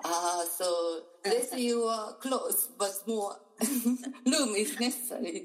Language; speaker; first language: English; non-native, learner; Japanese